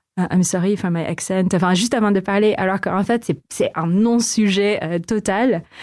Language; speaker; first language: French; non-native, fluent; Filipino